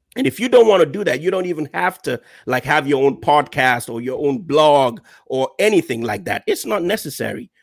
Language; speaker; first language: English; non-native, local second language; Yoruba